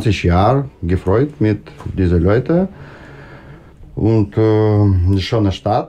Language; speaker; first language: German; non-native, learner; Russian